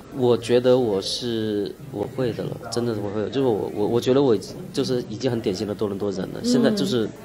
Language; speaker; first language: Chinese; non-native, local second language; Cantonese